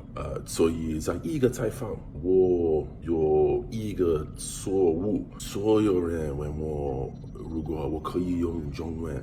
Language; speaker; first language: Chinese; non-native, learner; English